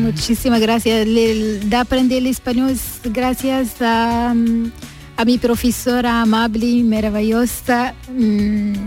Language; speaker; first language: Spanish; non-native, learner; Arabic